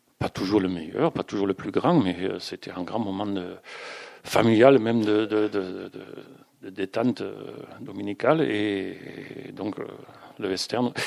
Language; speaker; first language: French; non-native, fluent; German